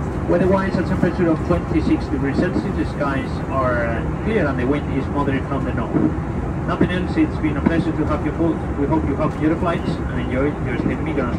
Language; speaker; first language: English; non-native, fluent; Spanish